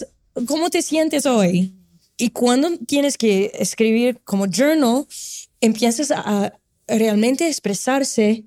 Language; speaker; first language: Spanish; non-native, fluent; Portuguese